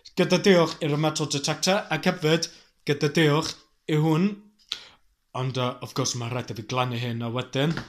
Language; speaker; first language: Welsh; non-native, learner; English